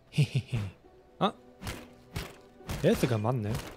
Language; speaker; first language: Korean; non-native, fluent; German